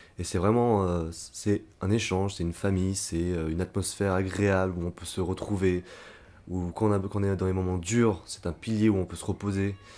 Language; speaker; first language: French; early bilingual, other home language; Korean